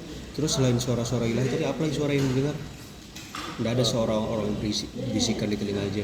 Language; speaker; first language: Indonesian; native; Indonesian